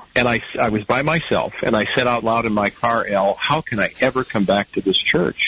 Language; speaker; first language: English; native; English